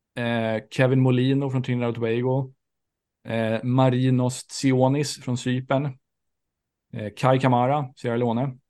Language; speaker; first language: Swedish; native; Swedish